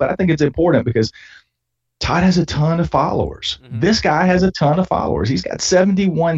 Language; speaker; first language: English; native; English